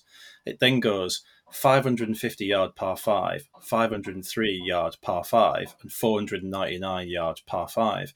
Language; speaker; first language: English; native; English